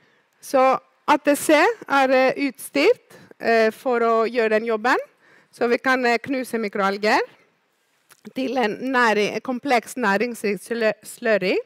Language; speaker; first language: Norwegian; non-native, fluent; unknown